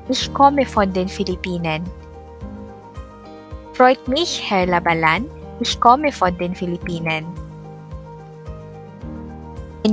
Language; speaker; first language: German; non-native, fluent; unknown